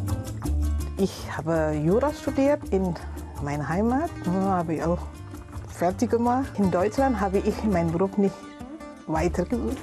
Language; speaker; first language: German; non-native, learner; Indonesian